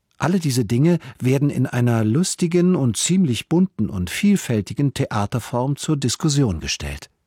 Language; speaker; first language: German; native; German